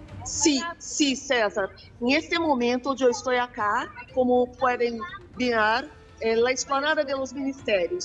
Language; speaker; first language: Spanish; non-native, fluent; Portuguese